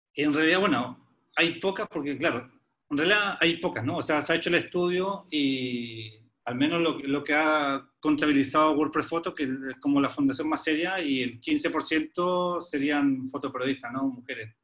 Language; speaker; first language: Spanish; native; Spanish